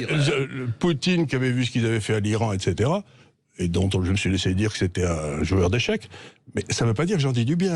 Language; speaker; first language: French; native; French